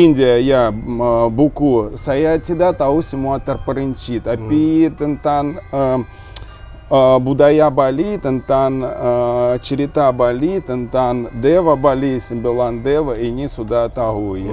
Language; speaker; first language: Indonesian; non-native, learner; Russian